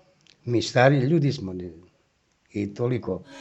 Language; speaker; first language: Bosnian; non-native, local second language; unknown